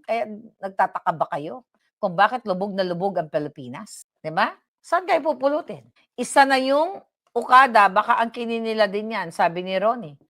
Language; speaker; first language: Filipino; non-native, local second language; Cebuano